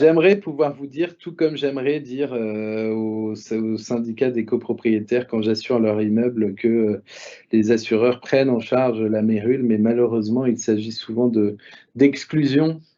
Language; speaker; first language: French; native; French